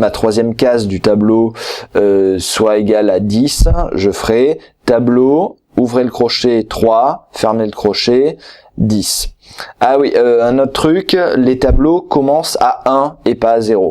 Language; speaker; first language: French; native; French